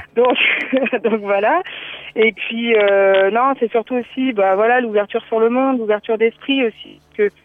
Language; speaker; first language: French; native; French